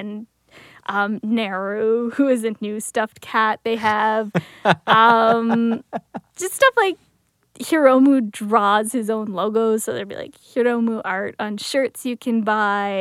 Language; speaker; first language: English; native; English